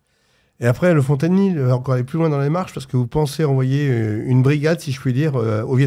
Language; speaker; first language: French; native; French